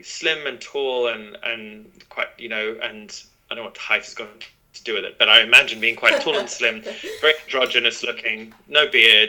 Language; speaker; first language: English; native; English